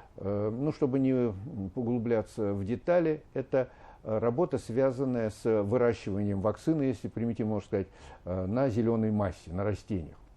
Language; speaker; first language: Russian; native; Russian